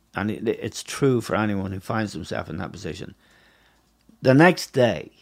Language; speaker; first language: English; native; English